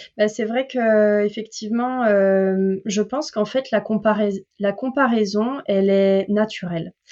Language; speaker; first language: French; native; French